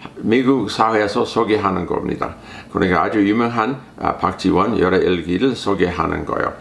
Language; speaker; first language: Korean; non-native, fluent; English